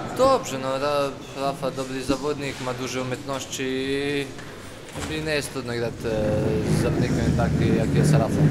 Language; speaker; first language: Polish; non-native, fluent; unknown